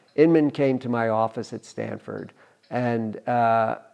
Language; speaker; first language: English; native; English